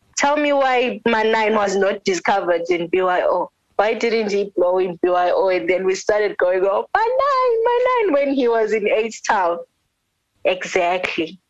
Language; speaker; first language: English; non-native, local second language; North Ndebele